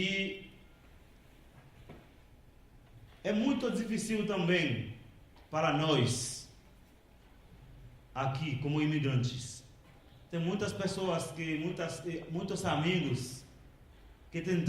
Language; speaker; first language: Portuguese; non-native, local second language; Haitian Creole